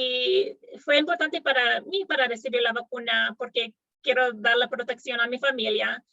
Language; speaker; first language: Spanish; non-native, fluent; English